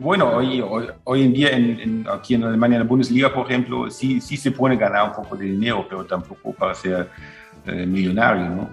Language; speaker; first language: Spanish; non-native, fluent; German